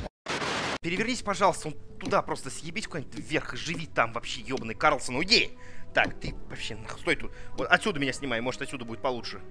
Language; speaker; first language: Russian; native; Russian